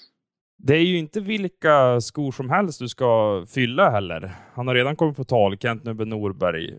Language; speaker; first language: Swedish; native; Swedish